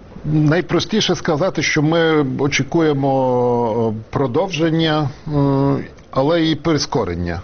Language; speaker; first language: Ukrainian; non-native, fluent; Polish